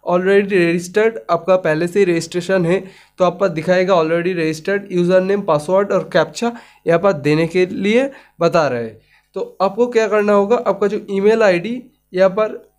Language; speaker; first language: Hindi; non-native, local second language; Bangla